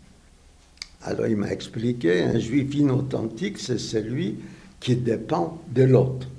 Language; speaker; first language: French; non-native, fluent; Yiddish